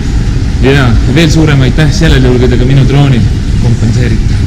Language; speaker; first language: Estonian; native; Estonian